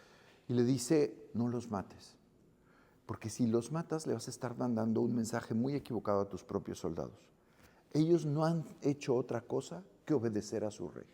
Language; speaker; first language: Spanish; native; Spanish